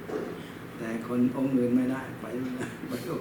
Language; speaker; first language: Thai; native; Thai